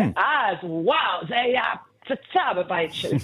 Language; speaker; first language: Hebrew; non-native, fluent; English